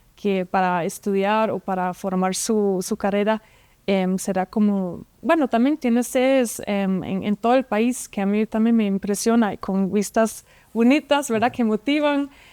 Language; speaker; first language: Spanish; non-native, fluent; German